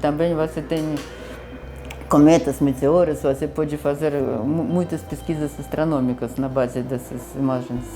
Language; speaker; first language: Portuguese; non-native, fluent; Russian